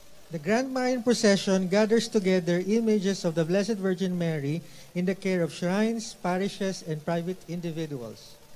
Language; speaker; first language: English; non-native, local second language; Filipino